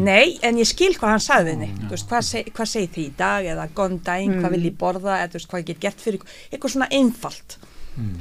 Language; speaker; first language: Icelandic; non-native, fluent; Bosnian